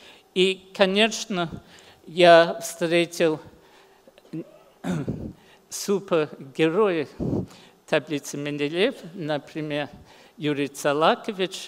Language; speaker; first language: Russian; early bilingual, heritage; English